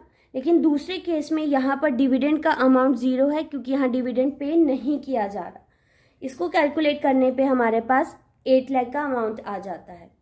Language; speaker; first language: Hindi; native; Hindi